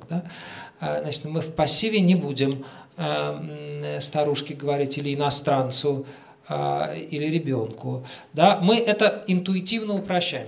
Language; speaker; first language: Russian; native; Russian